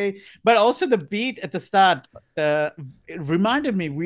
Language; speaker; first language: English; non-native, local second language; Sinhala